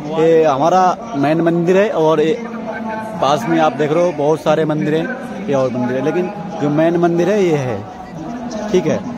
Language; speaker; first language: Hindi; native; Hindi